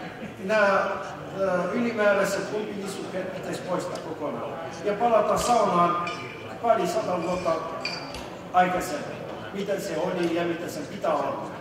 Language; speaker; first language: Finnish; non-native, fluent; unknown